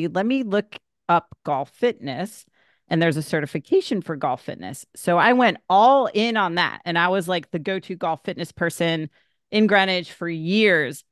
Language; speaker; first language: English; native; English